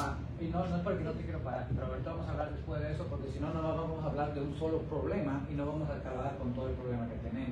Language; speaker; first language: Spanish; native; Spanish